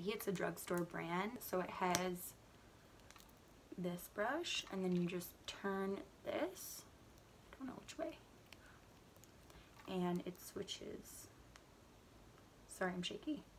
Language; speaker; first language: English; native; English